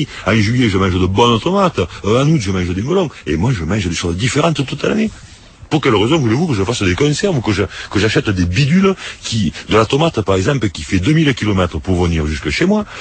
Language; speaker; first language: French; native; French